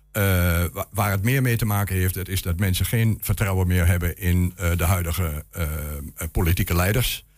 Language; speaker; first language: Dutch; native; Dutch